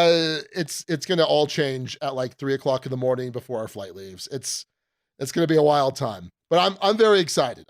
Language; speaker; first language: English; native; English